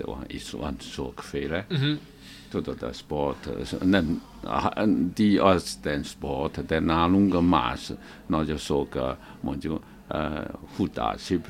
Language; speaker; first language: Hungarian; non-native, learner; Chinese